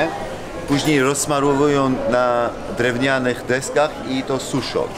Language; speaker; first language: Polish; non-native, fluent; Georgian